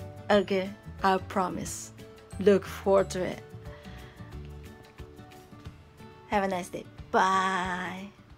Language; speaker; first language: English; non-native, fluent; Japanese